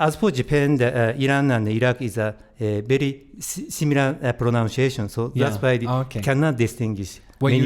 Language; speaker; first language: English; non-native, learner; Japanese